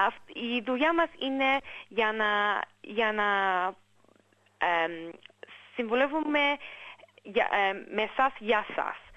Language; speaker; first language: Greek; early bilingual, heritage; English